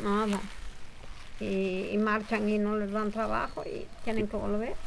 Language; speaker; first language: Spanish; non-native, local second language; Galician